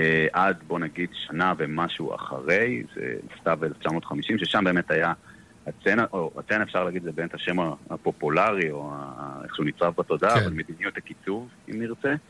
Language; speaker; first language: Hebrew; native; Hebrew